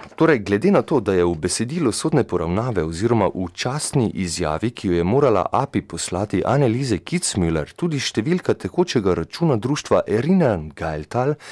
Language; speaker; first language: Slovenian; native; Slovenian